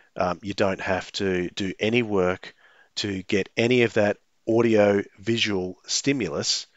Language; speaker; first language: English; native; English